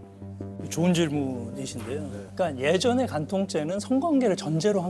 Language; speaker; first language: Korean; native; Korean